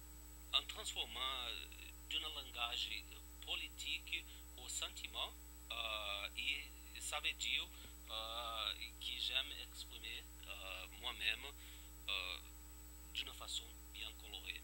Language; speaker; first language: French; non-native, fluent; Portuguese